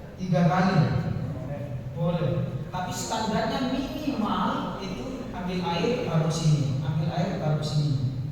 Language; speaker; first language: Indonesian; non-native, local second language; Madurese